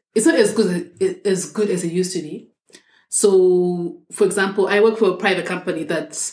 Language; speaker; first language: English; non-native, local second language; Shona